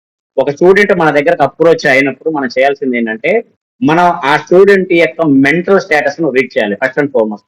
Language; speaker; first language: Telugu; native; Telugu